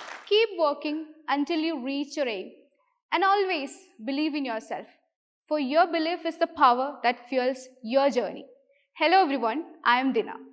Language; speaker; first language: English; non-native, local second language; Malayalam